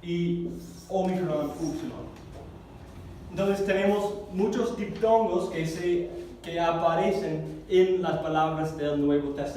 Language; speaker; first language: Spanish; non-native, fluent; English